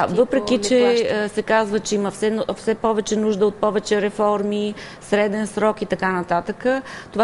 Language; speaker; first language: Bulgarian; native; Bulgarian